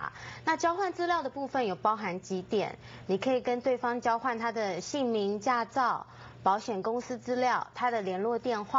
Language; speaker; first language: Chinese; native; Chinese